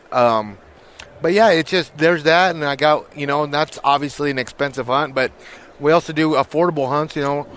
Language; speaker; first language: English; native; English